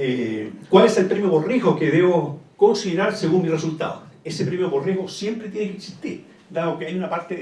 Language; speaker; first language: Spanish; native; Spanish